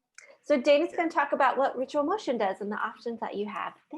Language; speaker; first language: English; native; English